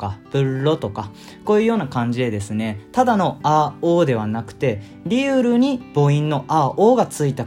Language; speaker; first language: Japanese; native; Japanese